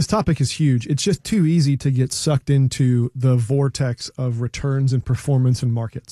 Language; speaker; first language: English; native; English